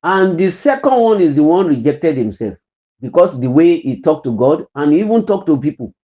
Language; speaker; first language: English; non-native, local second language; Yoruba